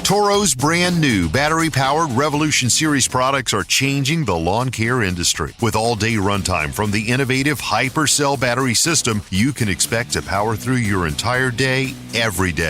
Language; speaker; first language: English; native; English